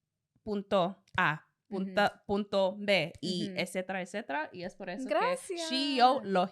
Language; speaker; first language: Spanish; non-native, learner; English